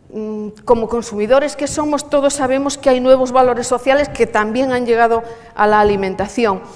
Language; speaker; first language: Spanish; native; Spanish